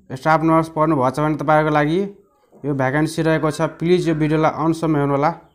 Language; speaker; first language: Nepali; non-native, local second language; Maithili